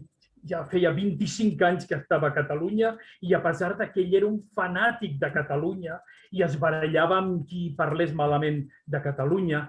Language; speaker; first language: Catalan; non-native, local second language; Spanish